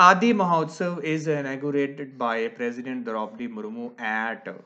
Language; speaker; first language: English; non-native, local second language; Punjabi